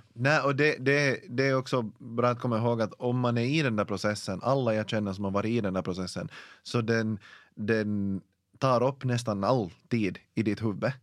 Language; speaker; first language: Swedish; native; Swedish